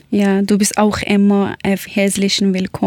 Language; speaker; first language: German; non-native, learner; Persian